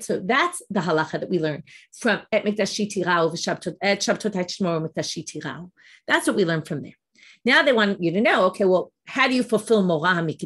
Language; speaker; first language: English; native; English